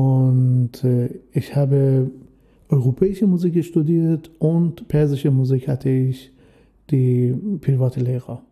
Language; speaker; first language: German; non-native, fluent; Persian